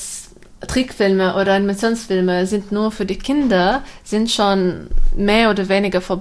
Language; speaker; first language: German; non-native, fluent; Russian